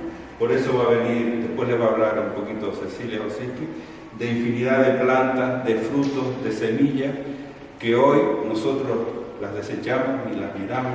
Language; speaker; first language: Spanish; native; Spanish